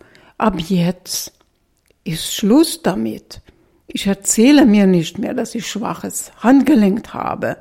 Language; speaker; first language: German; non-native, fluent; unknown